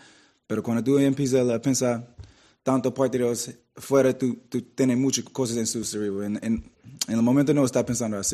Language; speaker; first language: Spanish; non-native, learner; English